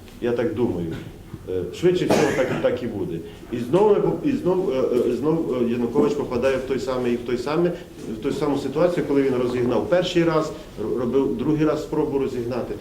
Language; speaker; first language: Ukrainian; native; Ukrainian